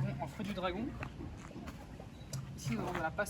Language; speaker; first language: French; native; French